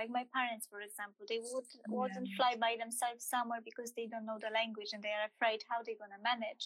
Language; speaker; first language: English; non-native, fluent; Polish